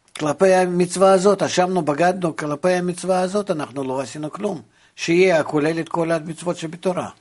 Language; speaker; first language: Hebrew; non-native, fluent; Russian